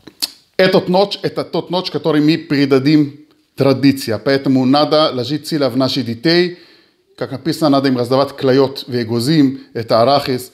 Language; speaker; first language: Russian; early bilingual, heritage; Hebrew